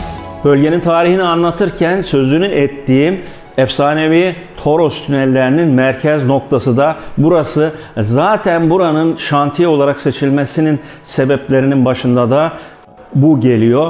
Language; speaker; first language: Turkish; native; Turkish